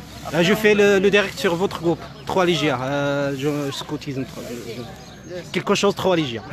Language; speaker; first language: French; non-native, local second language; Arabic